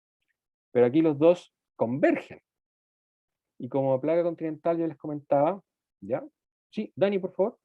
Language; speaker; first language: Spanish; native; Spanish